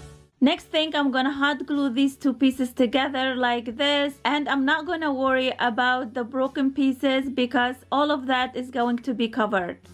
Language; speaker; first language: English; non-native, fluent; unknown